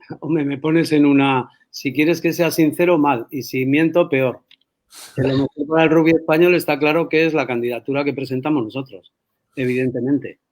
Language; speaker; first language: Spanish; native; Spanish